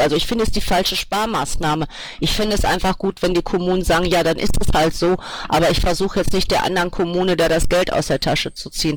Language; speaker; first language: German; native; German